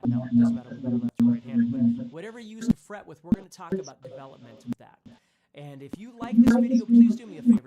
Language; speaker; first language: English; native; English